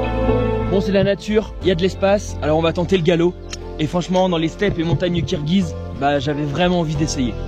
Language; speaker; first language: French; native; French